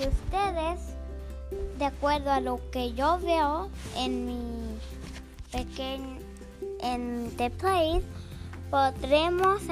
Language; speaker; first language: Spanish; early bilingual, heritage; Spanish